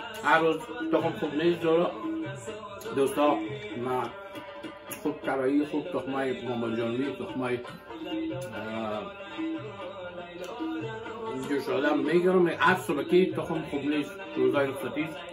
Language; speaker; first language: English; non-native, learner; Persian